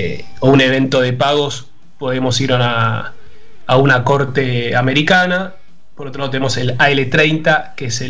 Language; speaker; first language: Spanish; native; Spanish